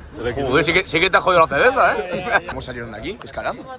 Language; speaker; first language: Spanish; native; Spanish